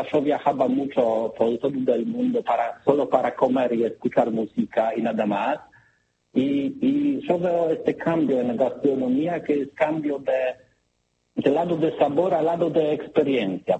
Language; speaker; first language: Spanish; non-native, learner; Polish